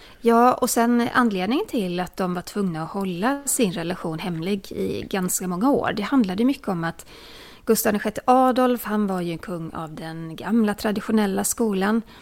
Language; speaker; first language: Swedish; native; Swedish